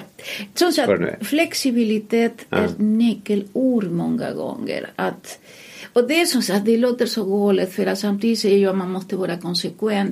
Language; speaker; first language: Swedish; non-native, fluent; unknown